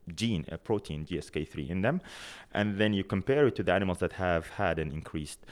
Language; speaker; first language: English; non-native, fluent; Arabic